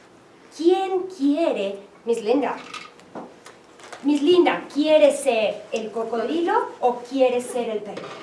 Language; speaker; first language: Spanish; non-native, fluent; English